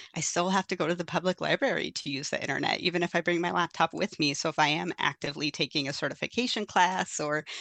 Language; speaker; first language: English; native; English